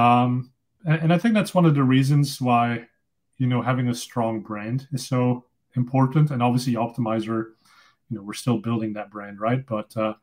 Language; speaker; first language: English; non-native, fluent; Dutch